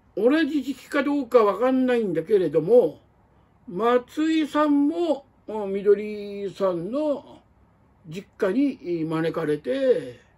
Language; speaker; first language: Japanese; native; Japanese